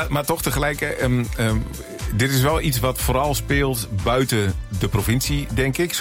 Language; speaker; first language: Dutch; native; Dutch